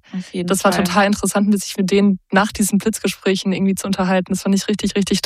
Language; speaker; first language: German; native; German